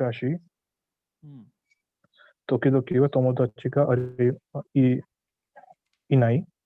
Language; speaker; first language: Japanese; non-native, learner; Hindi